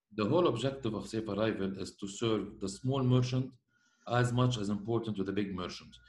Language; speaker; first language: English; non-native, fluent; Arabic